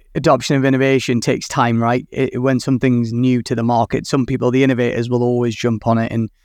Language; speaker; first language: English; native; English